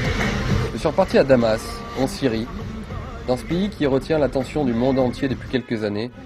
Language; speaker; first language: French; native; French